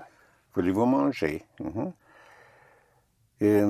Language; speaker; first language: French; non-native, fluent; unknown